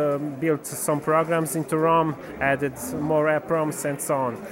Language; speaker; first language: English; non-native, fluent; Serbian